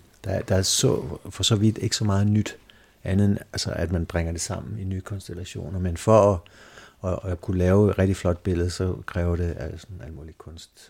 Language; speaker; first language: Danish; native; Danish